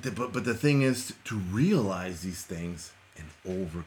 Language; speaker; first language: English; early bilingual, other home language; Spanish